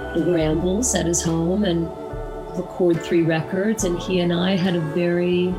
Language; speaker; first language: English; native; English